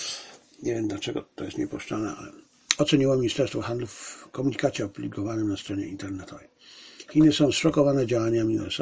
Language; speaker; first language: Polish; native; Polish